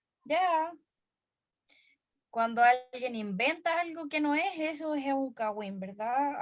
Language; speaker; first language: Spanish; native; Spanish